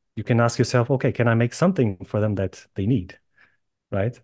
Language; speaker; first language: English; non-native, fluent; Portuguese